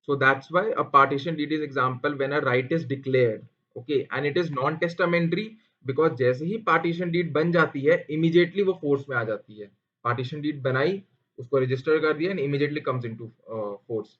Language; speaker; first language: English; non-native, local second language; Hindi